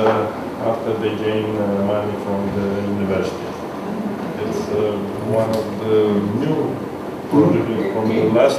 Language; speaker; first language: English; non-native, learner; Romanian